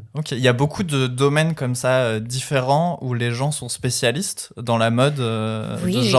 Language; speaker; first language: French; native; French